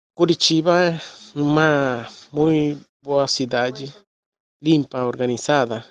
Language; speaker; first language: Portuguese; non-native, learner; Spanish